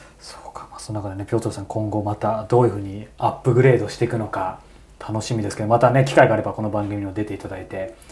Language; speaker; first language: Japanese; native; Japanese